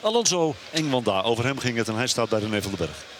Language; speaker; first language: Dutch; native; Dutch